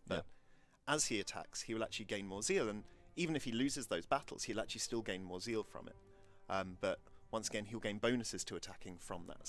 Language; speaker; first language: English; native; English